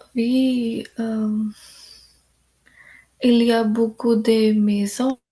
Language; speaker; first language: French; non-native, learner; Hindi